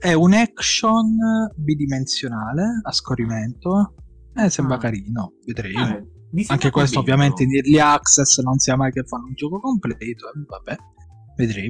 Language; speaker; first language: Italian; native; Italian